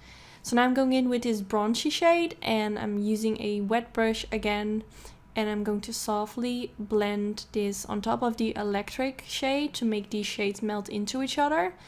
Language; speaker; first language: English; non-native, fluent; Dutch